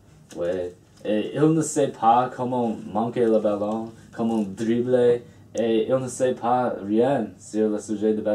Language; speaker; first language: French; non-native, learner; English